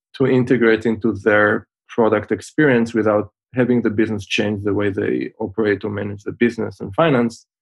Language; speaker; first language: English; non-native, fluent; Hebrew